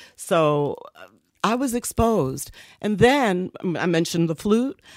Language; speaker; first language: English; early bilingual, other home language; Spanish